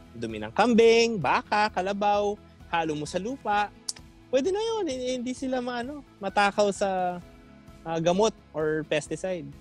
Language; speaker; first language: Filipino; non-native, local second language; Pampanga